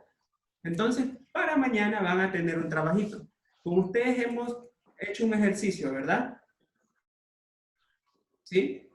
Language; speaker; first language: Spanish; native; Spanish